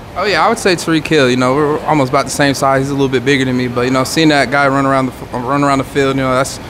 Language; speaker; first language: English; native; English